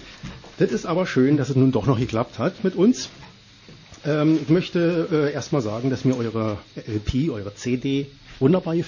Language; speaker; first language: German; native; German